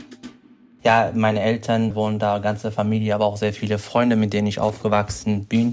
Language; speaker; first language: German; non-native, fluent; Kurdish